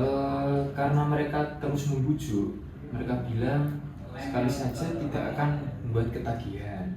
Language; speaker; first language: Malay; non-native, fluent; Indonesian